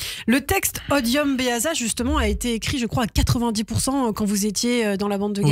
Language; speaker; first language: French; native; French